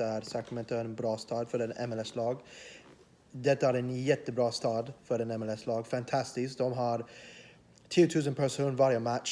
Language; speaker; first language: Swedish; non-native, learner; English